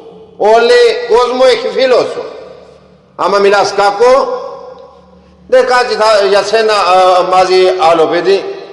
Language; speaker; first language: Greek; non-native, learner; Punjabi